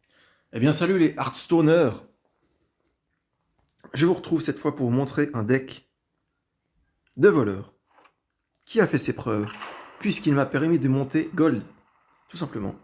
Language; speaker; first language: French; native; French